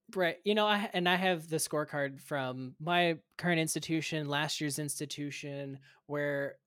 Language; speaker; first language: English; native; English